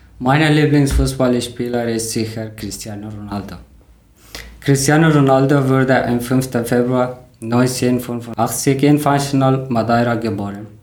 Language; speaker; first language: German; non-native, learner; Persian